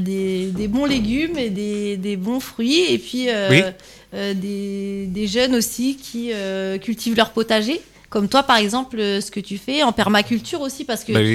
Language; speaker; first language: French; native; French